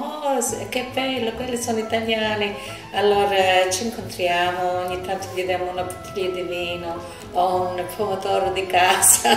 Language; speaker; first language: Italian; early bilingual, heritage; Italian